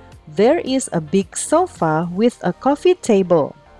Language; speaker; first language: English; non-native, fluent; Indonesian